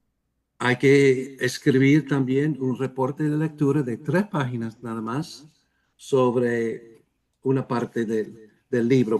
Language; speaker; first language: Spanish; non-native, fluent; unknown